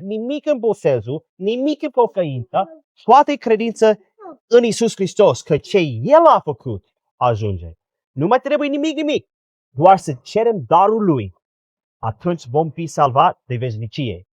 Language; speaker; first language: Romanian; non-native, learner; English